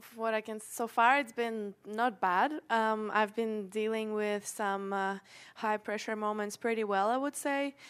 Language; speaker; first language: English; non-native, fluent; Russian